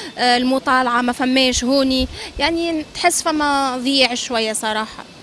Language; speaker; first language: Arabic; native; Arabic